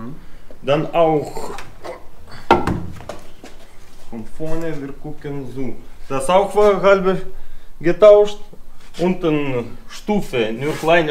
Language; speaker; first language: German; non-native, learner; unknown